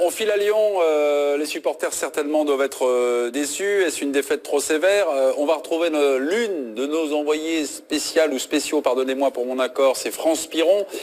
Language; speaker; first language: French; native; French